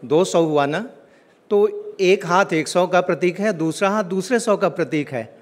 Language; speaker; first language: Hindi; native; Hindi